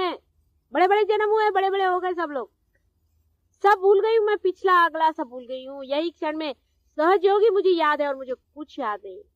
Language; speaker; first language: Hindi; non-native, local second language; Marathi